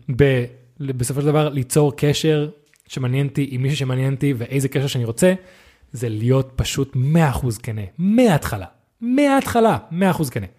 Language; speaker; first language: Hebrew; non-native, fluent; English